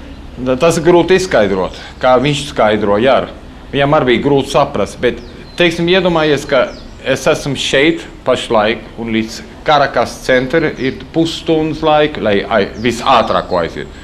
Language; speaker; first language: Latvian; early bilingual, heritage; Latvian